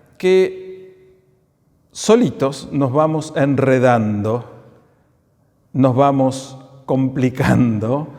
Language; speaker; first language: Spanish; native; Spanish